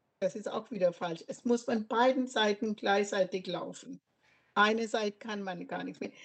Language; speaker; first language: German; non-native, fluent; Punjabi